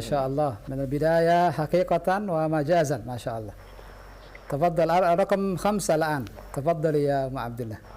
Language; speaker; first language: Arabic; non-native, fluent; Indonesian